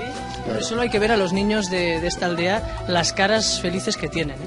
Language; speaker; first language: Spanish; native; Spanish